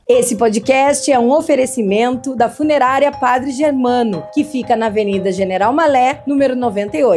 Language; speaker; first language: Portuguese; native; Portuguese